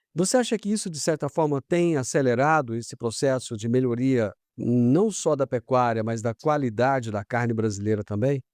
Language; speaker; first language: Portuguese; native; Portuguese